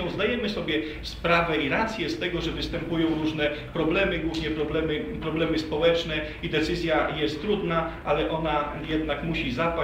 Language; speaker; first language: Polish; native; Polish